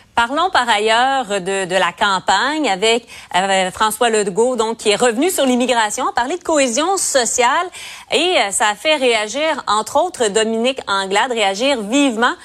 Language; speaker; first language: French; native; French